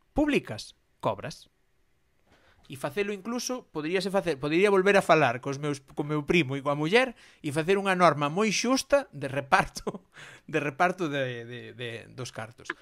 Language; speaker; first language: Galician; non-native, local second language; Spanish